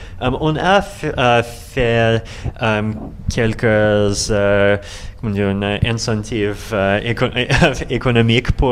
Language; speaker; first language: French; non-native, learner; Russian